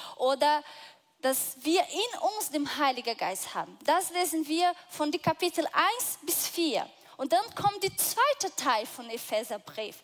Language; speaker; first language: German; non-native, fluent; Portuguese